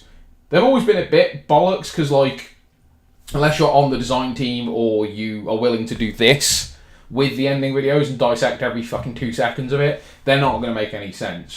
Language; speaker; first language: English; native; English